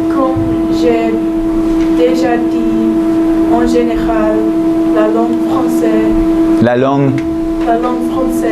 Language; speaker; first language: French; non-native, learner; English